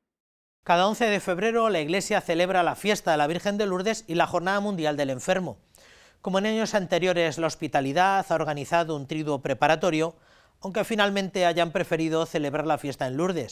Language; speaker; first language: Spanish; native; Spanish